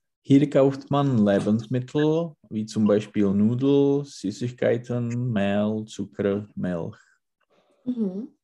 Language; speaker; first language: German; non-native, learner; Czech